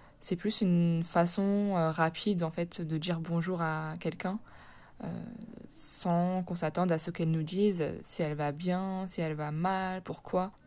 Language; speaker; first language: French; native; French